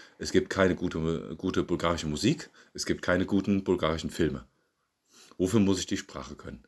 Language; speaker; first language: German; native; German